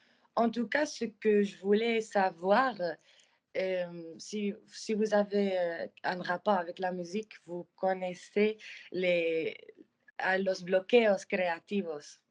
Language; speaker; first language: French; non-native, fluent; Spanish